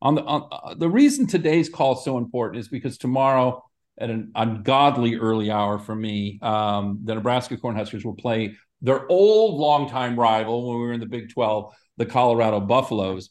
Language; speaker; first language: English; native; English